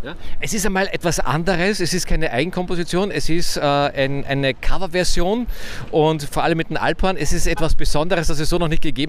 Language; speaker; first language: German; native; German